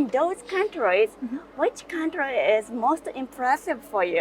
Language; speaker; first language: English; non-native, learner; Japanese